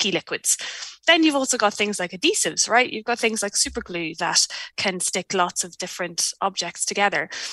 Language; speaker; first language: English; native; English